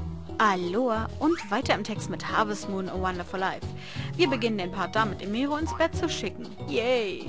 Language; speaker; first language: German; native; German